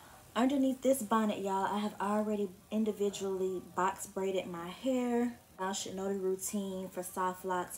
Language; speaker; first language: English; native; English